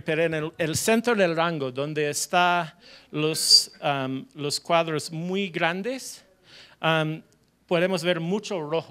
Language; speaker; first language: Spanish; non-native, fluent; English